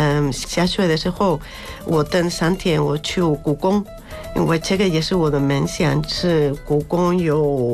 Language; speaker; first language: Chinese; non-native, learner; Spanish